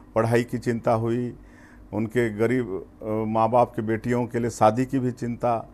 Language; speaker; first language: Hindi; native; Hindi